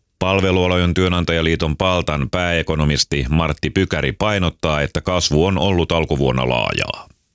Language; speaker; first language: Finnish; native; Finnish